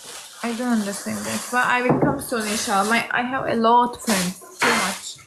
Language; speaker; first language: English; non-native, learner; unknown